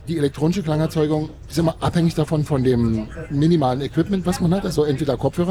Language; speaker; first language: German; native; German